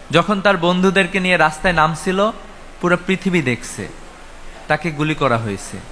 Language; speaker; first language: Bangla; native; Bangla